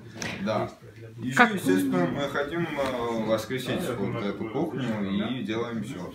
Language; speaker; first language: Russian; non-native, fluent; Georgian